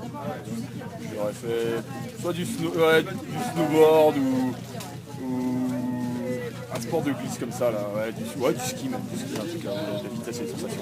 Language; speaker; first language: French; native; French